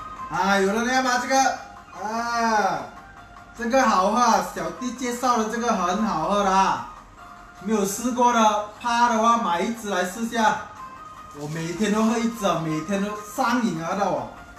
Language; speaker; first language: Chinese; native; Chinese